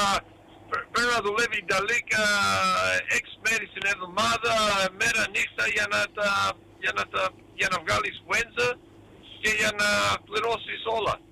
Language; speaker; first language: Greek; early bilingual, heritage; Greek